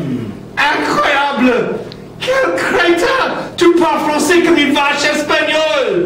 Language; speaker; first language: French; non-native, learner; English